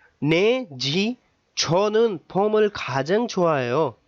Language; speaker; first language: Korean; non-native, fluent; Urdu